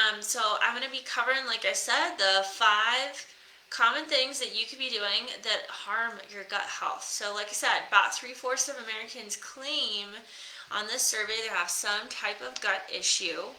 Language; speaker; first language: English; native; English